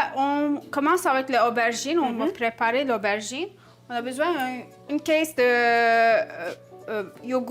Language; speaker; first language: French; non-native, learner; Turkish